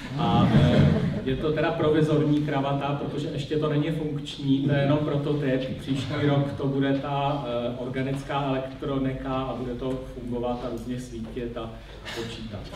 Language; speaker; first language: Czech; native; Czech